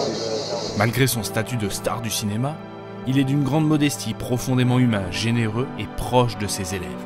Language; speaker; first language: French; native; French